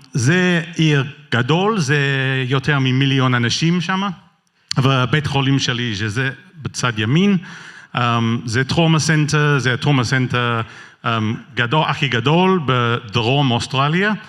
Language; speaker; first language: Hebrew; non-native, learner; English